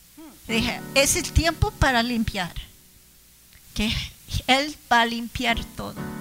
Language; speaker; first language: Spanish; early bilingual, heritage; English